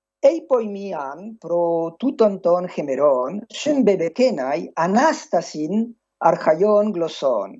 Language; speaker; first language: Greek; non-native, fluent; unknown